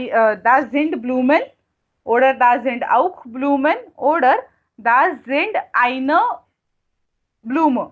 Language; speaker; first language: German; non-native, fluent; Hindi